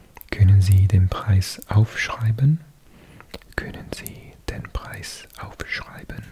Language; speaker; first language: German; non-native, learner; English